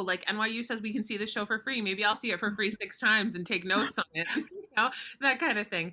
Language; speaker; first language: English; native; English